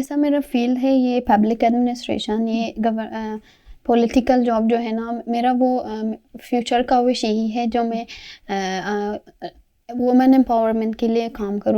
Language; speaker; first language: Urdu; non-native, learner; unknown